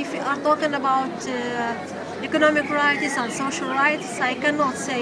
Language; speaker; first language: English; non-native, fluent; Arabic